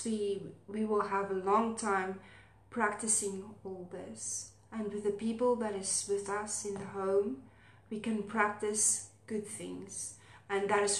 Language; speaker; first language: English; non-native, local second language; Afrikaans